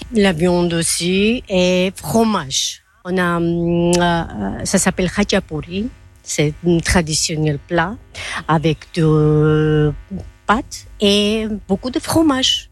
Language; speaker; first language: French; non-native, learner; Georgian